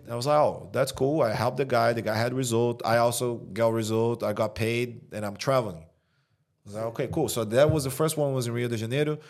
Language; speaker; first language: English; non-native, fluent; Portuguese